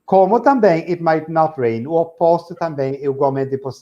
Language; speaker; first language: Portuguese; non-native, fluent; English